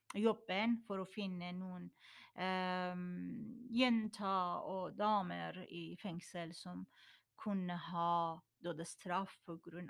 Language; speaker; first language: Norwegian; non-native, learner; Persian